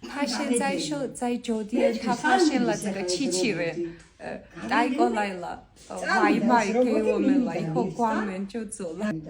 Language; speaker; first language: Chinese; non-native, learner; Georgian